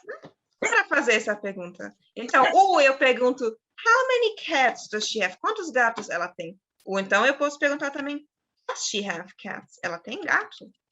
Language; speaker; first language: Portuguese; non-native, fluent; German